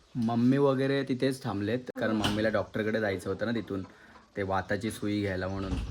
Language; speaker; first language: Marathi; native; Marathi